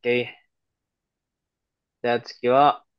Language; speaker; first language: Japanese; non-native, fluent; Filipino